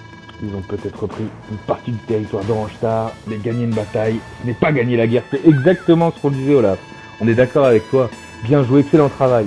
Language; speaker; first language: French; native; French